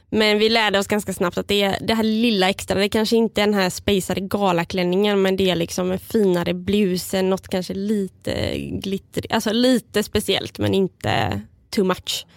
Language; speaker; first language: Swedish; early bilingual, other home language; Bulgarian